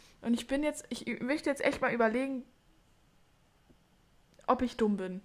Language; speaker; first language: German; native; German